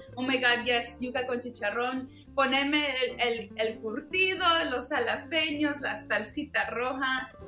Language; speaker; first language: Spanish; early bilingual, heritage; Spanish